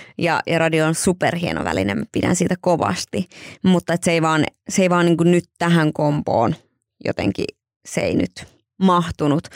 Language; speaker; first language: Finnish; native; Finnish